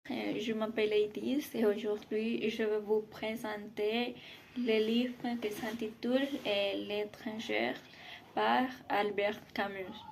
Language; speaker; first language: French; non-native, learner; Spanish